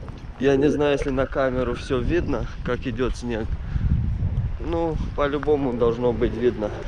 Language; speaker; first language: Russian; non-native, fluent; Romanian